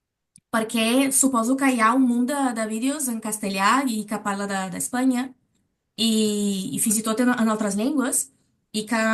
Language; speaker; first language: Catalan; non-native, learner; Portuguese